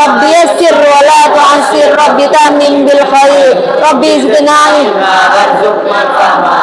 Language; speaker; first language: Arabic; non-native, learner; Indonesian